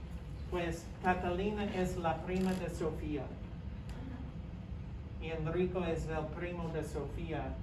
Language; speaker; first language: Spanish; non-native, fluent; English